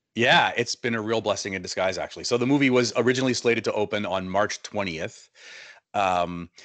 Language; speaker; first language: English; native; English